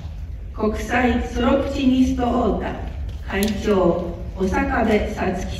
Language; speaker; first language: Japanese; native; Japanese